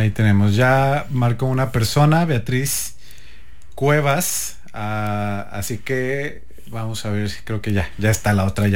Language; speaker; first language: Spanish; native; Spanish